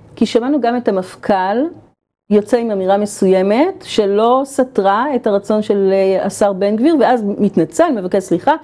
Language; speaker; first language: Hebrew; native; Hebrew